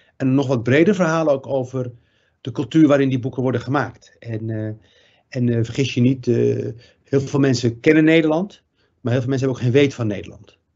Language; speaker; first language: Dutch; early bilingual, other home language; Riffian